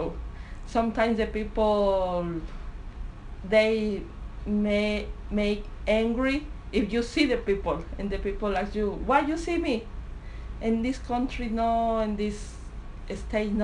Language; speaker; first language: English; non-native, learner; Spanish